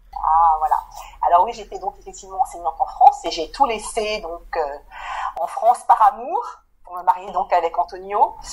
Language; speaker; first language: French; native; French